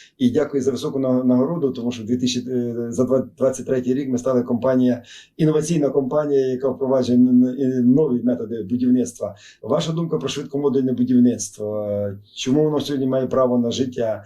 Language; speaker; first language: Ukrainian; native; Ukrainian